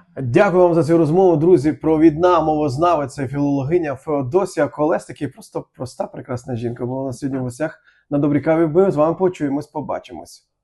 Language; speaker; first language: Ukrainian; native; Ukrainian